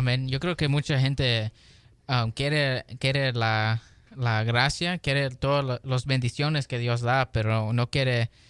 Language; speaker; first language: Spanish; early bilingual, heritage; Spanish